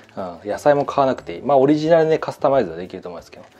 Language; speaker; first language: Japanese; native; Japanese